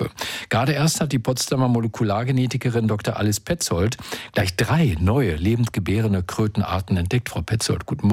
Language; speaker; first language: German; native; German